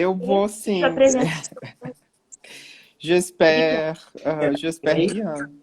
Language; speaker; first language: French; non-native, learner; Portuguese